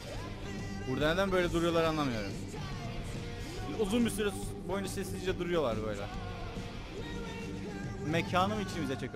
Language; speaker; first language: Turkish; native; Turkish